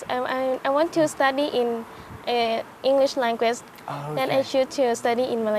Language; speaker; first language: English; non-native, learner; Thai